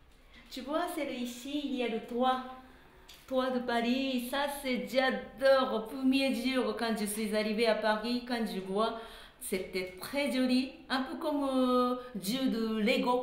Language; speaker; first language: French; non-native, learner; Japanese